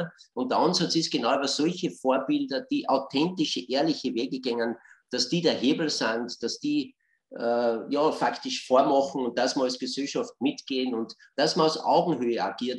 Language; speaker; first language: German; native; German